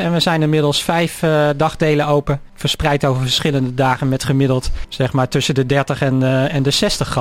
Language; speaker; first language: Dutch; native; Dutch